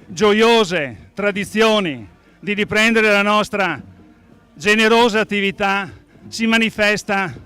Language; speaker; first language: Italian; native; Italian